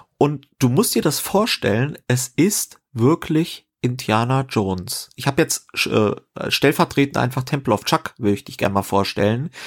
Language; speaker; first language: German; native; German